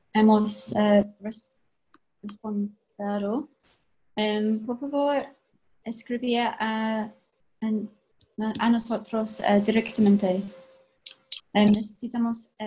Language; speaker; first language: Spanish; non-native, fluent; English